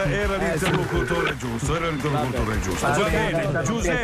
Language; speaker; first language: Italian; native; Italian